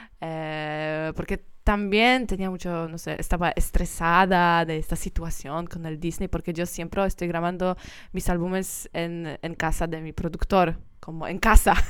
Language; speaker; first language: Spanish; non-native, learner; Polish